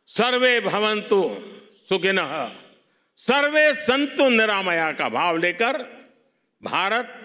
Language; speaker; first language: Hindi; non-native, local second language; Gujarati